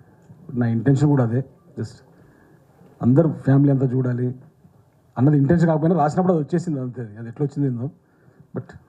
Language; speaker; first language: Telugu; native; Telugu